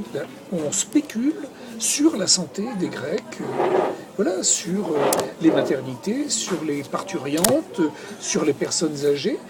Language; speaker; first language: French; native; French